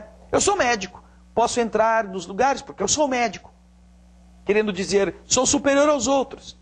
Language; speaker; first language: Portuguese; native; Portuguese